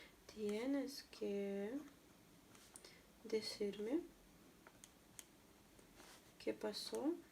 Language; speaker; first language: Spanish; non-native, learner; Russian